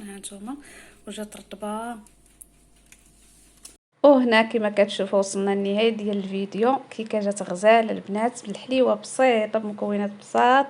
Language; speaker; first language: Arabic; native; Arabic